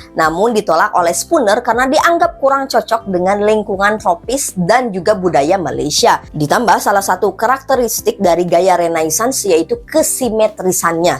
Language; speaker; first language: Indonesian; native; Indonesian